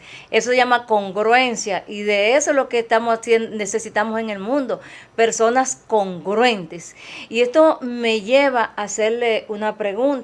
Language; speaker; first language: Spanish; native; Spanish